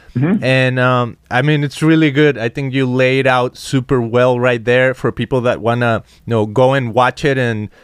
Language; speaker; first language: English; non-native, fluent; Spanish